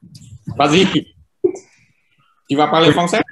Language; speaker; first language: French; non-native, fluent; Vietnamese